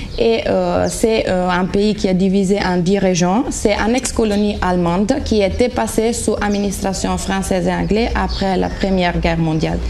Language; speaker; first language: French; non-native, fluent; Italian